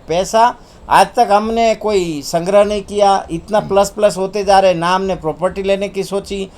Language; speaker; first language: Hindi; non-native, local second language; Gujarati